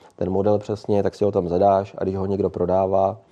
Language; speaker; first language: Czech; native; Czech